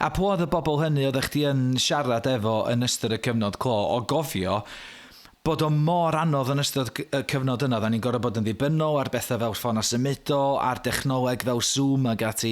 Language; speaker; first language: Welsh; native; Welsh